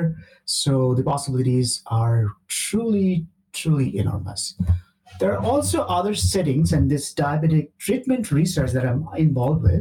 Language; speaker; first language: English; non-native, local second language; Bangla